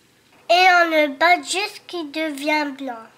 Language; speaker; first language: French; non-native, fluent; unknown